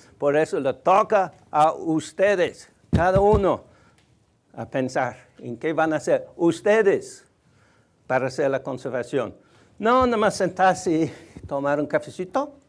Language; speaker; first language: Spanish; non-native, fluent; English